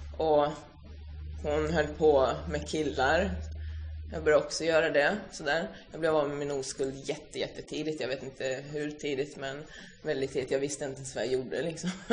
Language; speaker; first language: Swedish; early bilingual, other home language; Finnish